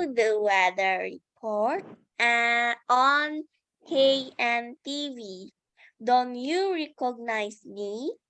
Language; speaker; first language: English; non-native, learner; Indonesian